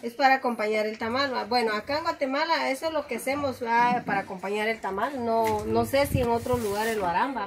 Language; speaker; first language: Spanish; native; Spanish